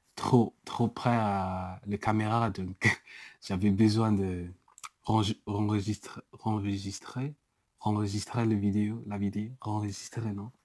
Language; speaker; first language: French; non-native, learner; English